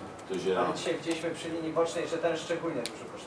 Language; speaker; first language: Polish; native; Polish